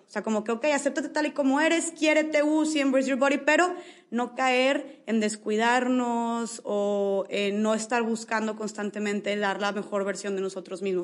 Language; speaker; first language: Spanish; native; Spanish